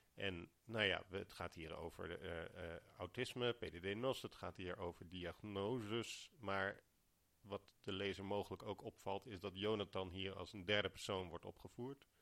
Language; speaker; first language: Dutch; native; Dutch